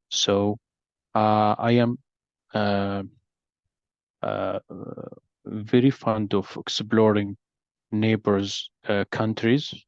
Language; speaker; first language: English; non-native, learner; Arabic